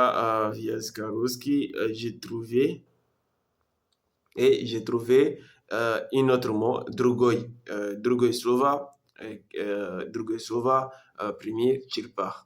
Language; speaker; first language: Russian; non-native, learner; French